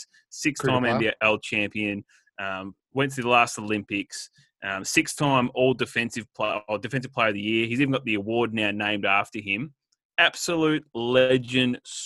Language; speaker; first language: English; native; English